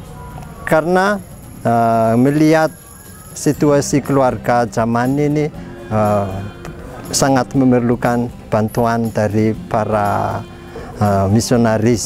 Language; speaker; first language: Indonesian; non-native, fluent; Malagasy